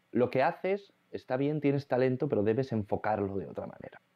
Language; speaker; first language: Spanish; native; Spanish